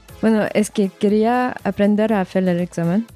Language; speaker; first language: Spanish; non-native, fluent; French